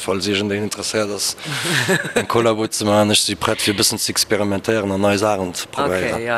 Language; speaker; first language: Luxembourgish; early bilingual, other home language; Portuguese